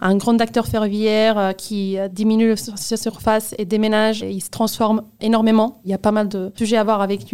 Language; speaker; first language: French; non-native, fluent; Spanish